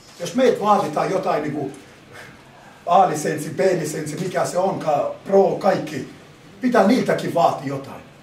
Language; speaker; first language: Finnish; non-native, fluent; Albanian